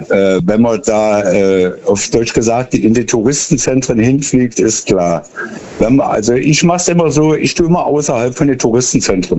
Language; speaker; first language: German; native; German